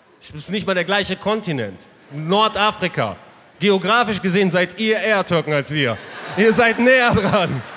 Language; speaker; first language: German; early bilingual, other home language; Arabic